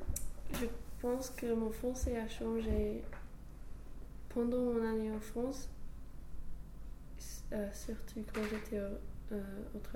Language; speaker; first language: French; non-native, fluent; English